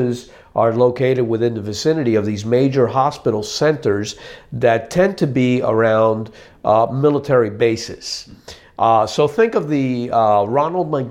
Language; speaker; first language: English; native; English